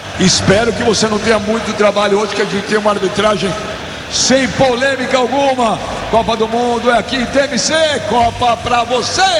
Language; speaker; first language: Portuguese; native; Portuguese